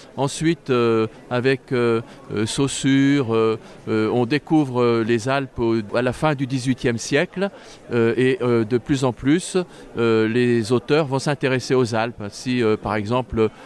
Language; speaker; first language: French; native; French